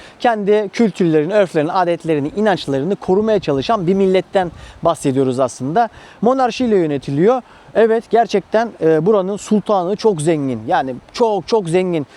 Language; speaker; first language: Turkish; native; Turkish